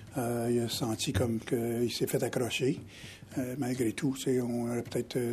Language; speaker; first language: French; native; French